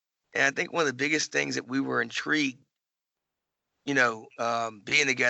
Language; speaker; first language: English; native; English